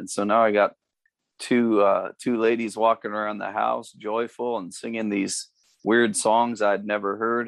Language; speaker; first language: English; native; English